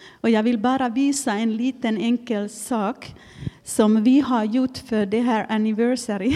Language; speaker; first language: Swedish; non-native, fluent; Finnish